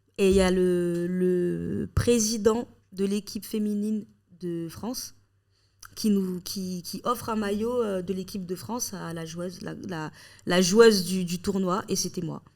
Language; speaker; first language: French; native; French